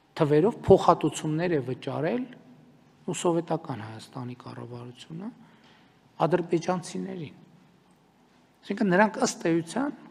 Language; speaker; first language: Armenian; native; Armenian